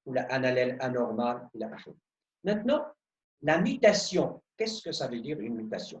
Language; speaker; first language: French; non-native, local second language; Arabic